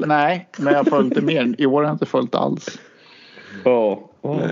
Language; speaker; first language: Swedish; native; Swedish